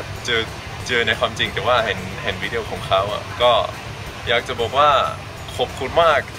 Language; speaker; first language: Thai; non-native, fluent; Dutch